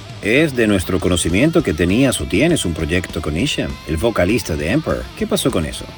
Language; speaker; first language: Spanish; native; Spanish